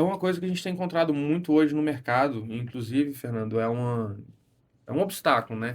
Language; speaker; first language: Portuguese; native; Portuguese